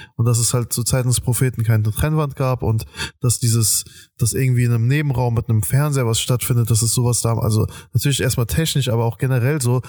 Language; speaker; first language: German; early bilingual, other home language; Persian